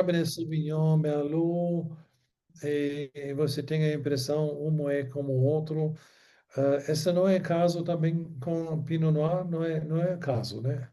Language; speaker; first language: Portuguese; non-native, fluent; German